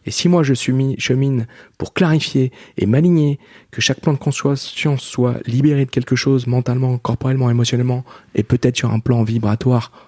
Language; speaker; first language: French; native; French